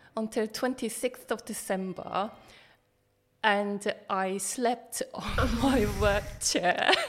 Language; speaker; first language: English; non-native, fluent; Korean